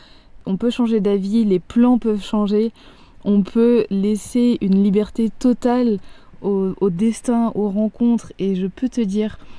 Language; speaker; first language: French; native; French